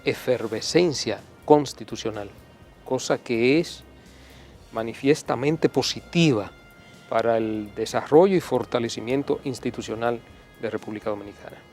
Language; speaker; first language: Spanish; native; Spanish